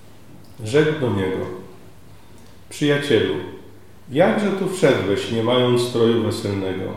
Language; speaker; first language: Polish; native; Polish